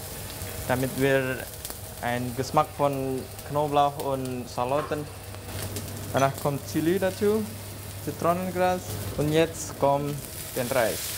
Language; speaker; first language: German; non-native, learner; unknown